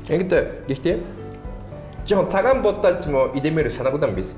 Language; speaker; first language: Mongolian; non-native, fluent; Japanese